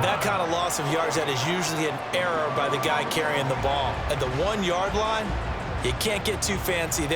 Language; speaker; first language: English; native; English